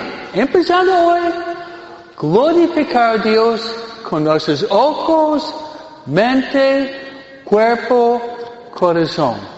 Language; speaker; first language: Spanish; non-native, fluent; English